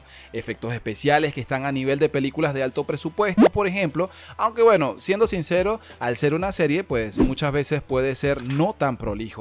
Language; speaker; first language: Spanish; native; Spanish